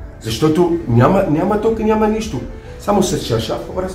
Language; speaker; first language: Bulgarian; non-native, learner; Arabic